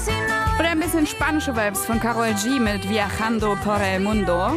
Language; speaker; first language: German; native; German